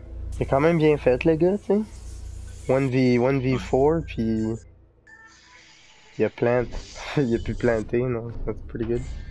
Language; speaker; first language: French; native; French